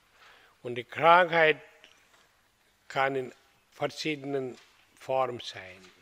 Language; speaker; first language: German; non-native, learner; Hindi